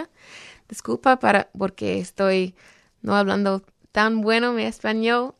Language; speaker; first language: Spanish; non-native, fluent; English